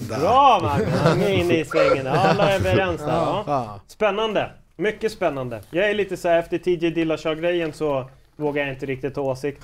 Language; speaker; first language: Swedish; native; Swedish